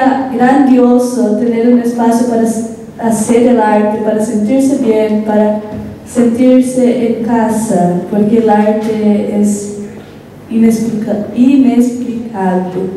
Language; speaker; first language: Spanish; non-native, local second language; Portuguese